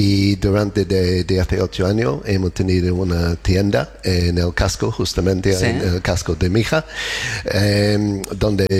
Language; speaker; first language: Spanish; non-native, learner; English